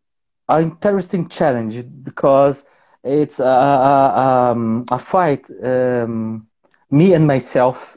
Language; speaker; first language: English; non-native, learner; Portuguese